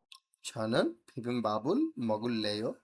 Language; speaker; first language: Korean; non-native, fluent; Bangla